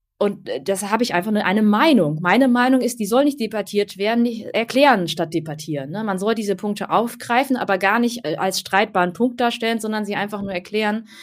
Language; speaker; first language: German; early bilingual, other home language; Vietnamese